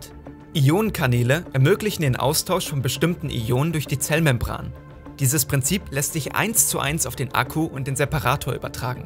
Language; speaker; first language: German; native; German